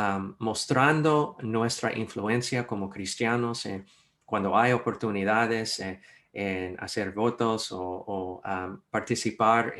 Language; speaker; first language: Spanish; non-native, fluent; English